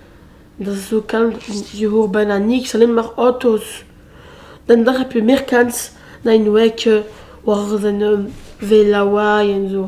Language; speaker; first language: Dutch; non-native, local second language; French